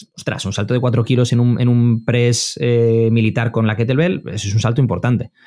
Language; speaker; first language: Spanish; native; Spanish